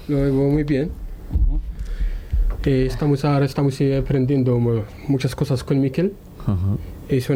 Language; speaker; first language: Spanish; non-native, learner; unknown